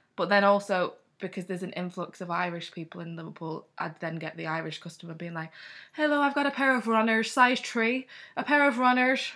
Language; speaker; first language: English; native; English